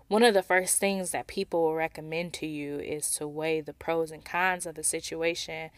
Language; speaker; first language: English; native; English